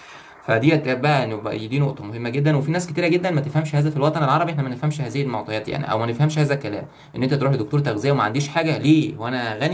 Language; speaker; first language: Arabic; native; Arabic